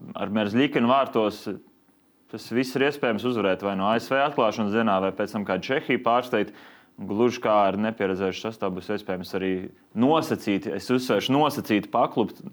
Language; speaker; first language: Latvian; native; Latvian